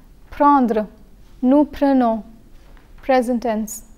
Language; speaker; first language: French; non-native, fluent; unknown